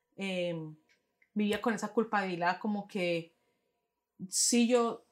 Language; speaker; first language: Spanish; early bilingual, heritage; Spanish